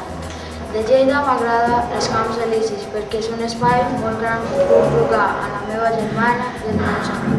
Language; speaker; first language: Catalan; non-native, learner; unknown